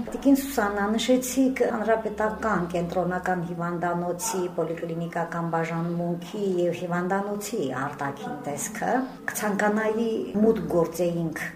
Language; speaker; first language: Armenian; native; Armenian